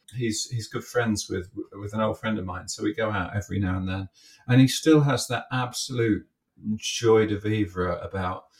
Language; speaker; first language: English; native; English